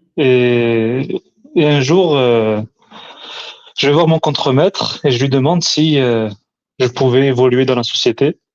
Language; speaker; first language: French; early bilingual, other home language; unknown